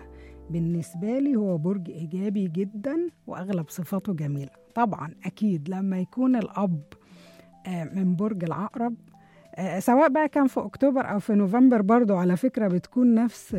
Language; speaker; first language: Arabic; native; Arabic